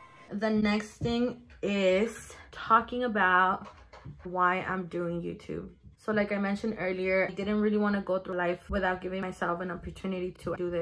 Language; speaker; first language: English; early bilingual, other home language; Spanish